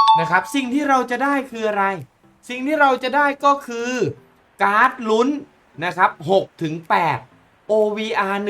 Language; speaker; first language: Thai; native; Thai